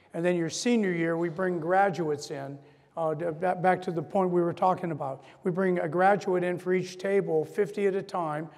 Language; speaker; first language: English; native; English